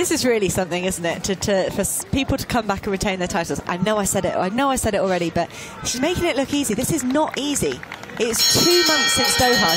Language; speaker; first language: English; native; English